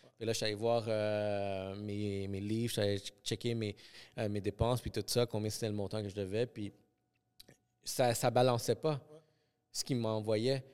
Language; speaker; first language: French; early bilingual, other home language; Spanish